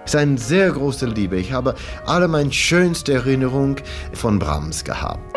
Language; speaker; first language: German; non-native, fluent; English